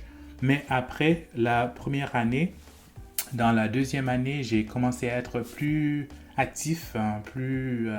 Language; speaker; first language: French; non-native, fluent; English